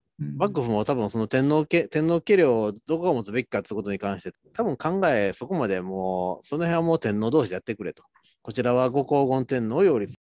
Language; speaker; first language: Japanese; native; Japanese